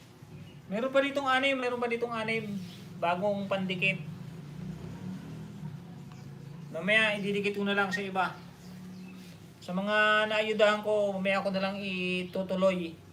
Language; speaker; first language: Filipino; non-native, local second language; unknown